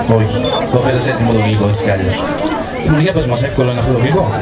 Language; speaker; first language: Greek; native; Greek